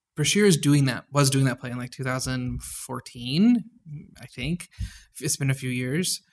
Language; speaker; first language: English; native; English